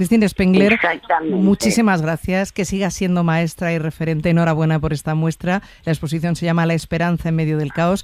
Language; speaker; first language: Spanish; native; Spanish